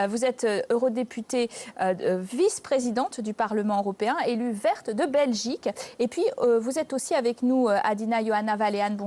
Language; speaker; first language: French; native; French